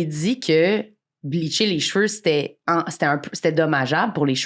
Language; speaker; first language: French; native; French